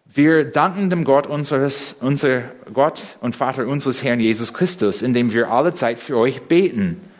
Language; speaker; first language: German; non-native, fluent; English